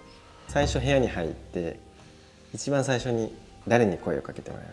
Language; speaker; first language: Japanese; native; Japanese